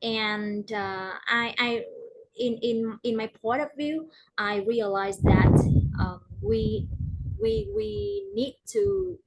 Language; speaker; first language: English; non-native, learner; Vietnamese